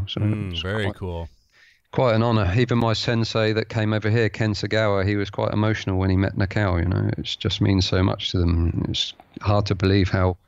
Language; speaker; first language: English; native; English